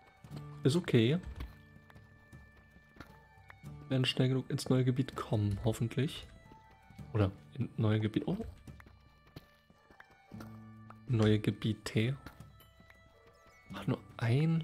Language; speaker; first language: German; native; German